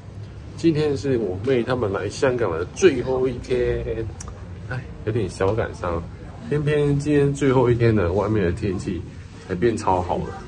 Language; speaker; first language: Chinese; native; Chinese